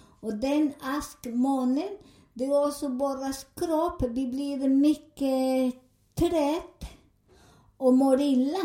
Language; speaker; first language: Swedish; non-native, learner; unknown